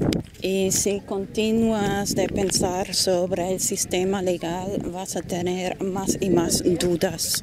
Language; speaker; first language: Spanish; non-native, fluent; German